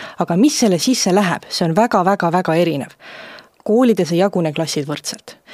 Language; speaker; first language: Estonian; native; Estonian